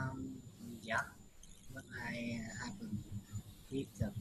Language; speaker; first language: English; non-native, learner; Vietnamese